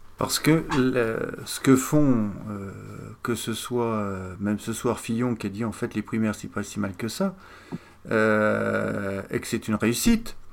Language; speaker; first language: French; native; French